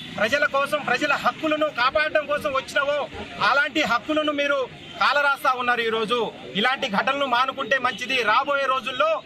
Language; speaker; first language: Telugu; non-native, local second language; Lambadi